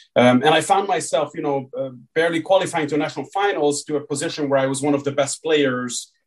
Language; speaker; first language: English; early bilingual, other home language; Hungarian